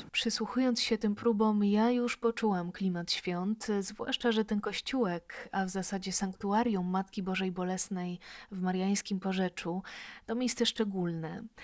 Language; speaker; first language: Polish; native; Polish